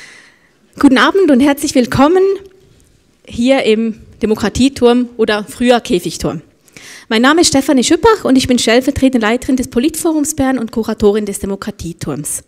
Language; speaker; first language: German; native; German